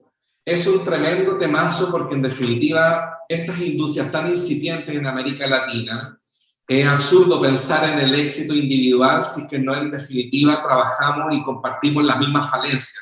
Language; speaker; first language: Spanish; native; Spanish